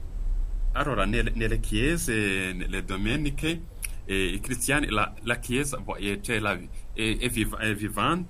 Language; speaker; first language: Italian; non-native, fluent; Kinyarwanda